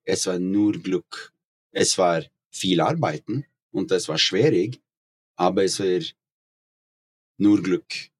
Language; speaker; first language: German; non-native, learner; Norwegian